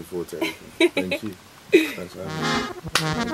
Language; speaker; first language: English; native; English